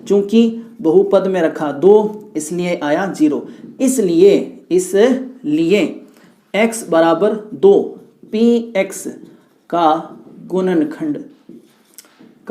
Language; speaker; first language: Hindi; native; Hindi